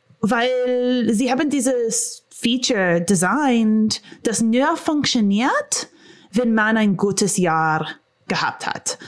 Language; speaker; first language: German; non-native, fluent; English